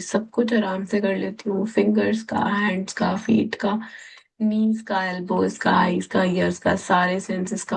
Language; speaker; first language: Hindi; native; Hindi